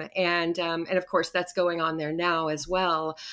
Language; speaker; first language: English; native; English